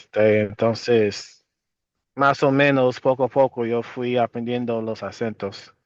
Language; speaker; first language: Spanish; non-native, fluent; English